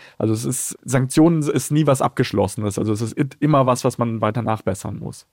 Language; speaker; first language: German; early bilingual, other home language; Russian